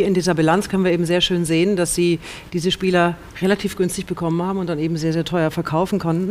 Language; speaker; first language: German; native; German